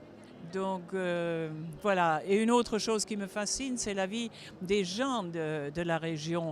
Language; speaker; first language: French; non-native, fluent; German